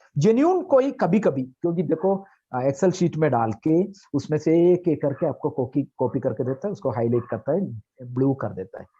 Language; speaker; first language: Hindi; non-native, local second language; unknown